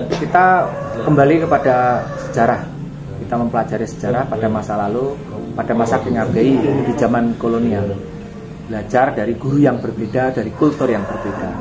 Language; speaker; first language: Indonesian; non-native, local second language; Sundanese